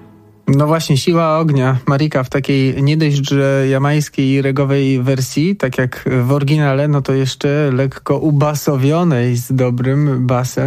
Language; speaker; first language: Polish; native; Polish